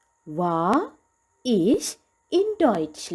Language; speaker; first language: German; non-native, fluent; Sinhala